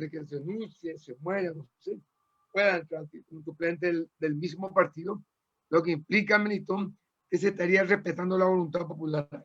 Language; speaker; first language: Spanish; native; Spanish